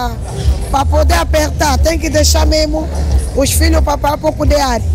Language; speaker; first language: Portuguese; non-native, local second language; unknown